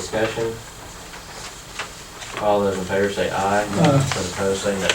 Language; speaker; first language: English; native; English